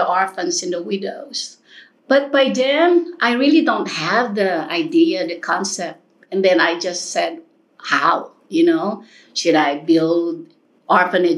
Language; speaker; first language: English; non-native, local second language; Filipino